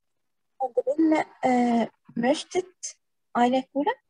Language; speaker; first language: German; non-native, learner; Arabic